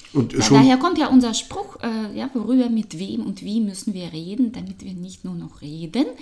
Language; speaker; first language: German; non-native, fluent; Russian